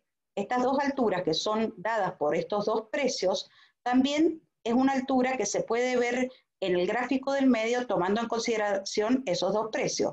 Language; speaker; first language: Spanish; native; Spanish